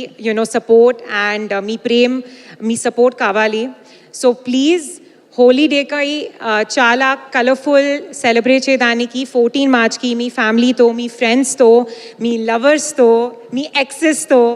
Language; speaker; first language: Telugu; non-native, learner; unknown